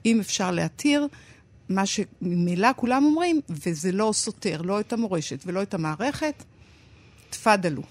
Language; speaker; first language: Hebrew; native; Hebrew